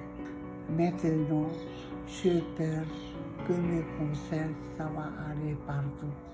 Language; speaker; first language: French; non-native, local second language; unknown